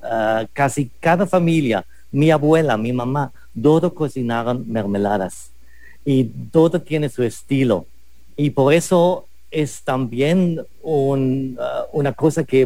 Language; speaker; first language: Spanish; non-native, fluent; German